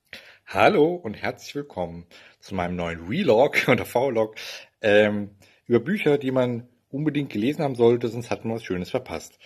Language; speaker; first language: German; native; German